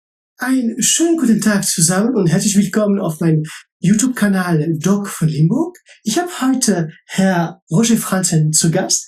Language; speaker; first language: German; non-native, local second language; French